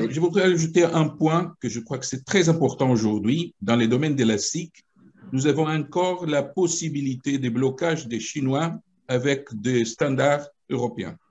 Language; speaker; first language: French; non-native, fluent; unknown